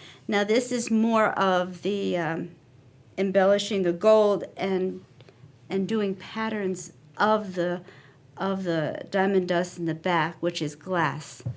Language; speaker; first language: English; native; English